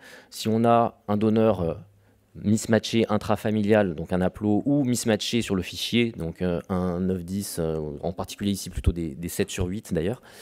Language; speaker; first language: French; native; French